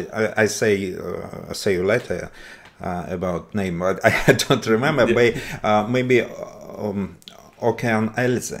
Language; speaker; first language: English; non-native, learner; Russian